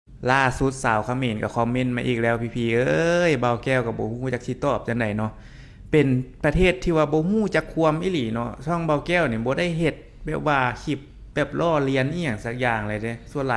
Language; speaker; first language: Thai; non-native, local second language; Lao